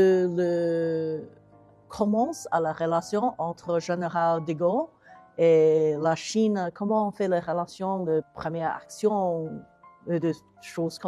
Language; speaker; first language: French; non-native, learner; Chinese